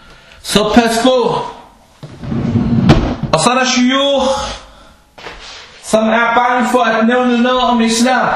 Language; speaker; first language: Danish; early bilingual, other home language; Arabic